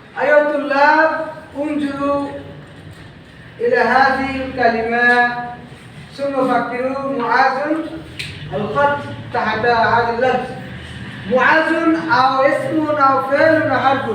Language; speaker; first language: Arabic; non-native, fluent; Bangla